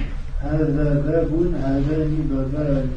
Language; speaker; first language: Arabic; non-native, learner; French